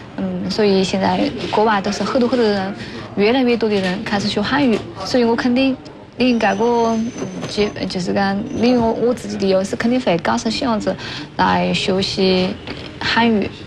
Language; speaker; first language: Chinese; non-native, local second language; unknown